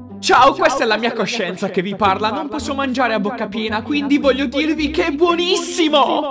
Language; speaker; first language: Italian; native; Italian